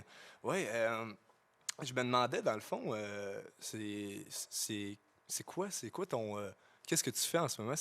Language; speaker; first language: French; native; French